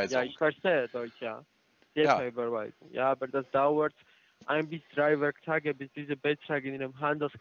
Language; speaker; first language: German; non-native, learner; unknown